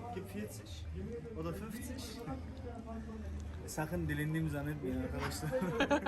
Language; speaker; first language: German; early bilingual, other home language; Turkish